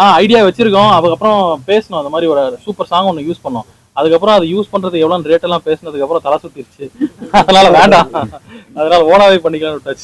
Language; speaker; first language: Tamil; native; Tamil